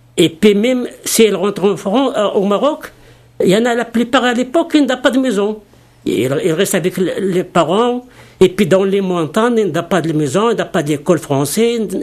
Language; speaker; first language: French; non-native, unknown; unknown